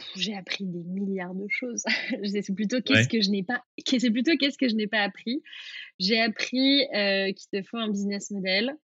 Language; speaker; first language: French; native; French